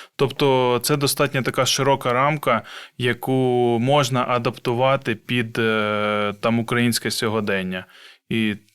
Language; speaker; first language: Ukrainian; non-native, local second language; Russian